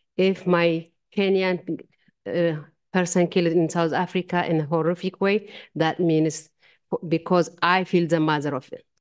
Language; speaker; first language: English; non-native, learner; Amharic